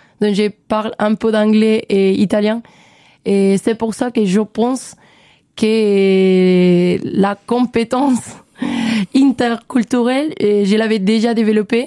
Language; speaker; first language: French; non-native, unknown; Spanish